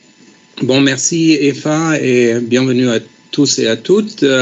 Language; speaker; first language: French; non-native, fluent; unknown